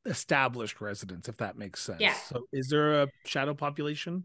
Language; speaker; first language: English; native; English